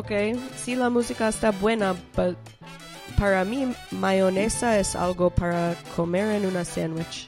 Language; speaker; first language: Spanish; non-native, learner; English